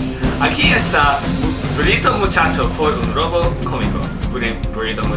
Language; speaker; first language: Spanish; non-native, learner; English